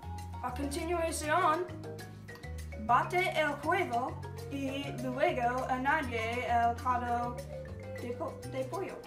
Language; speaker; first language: Spanish; non-native, learner; English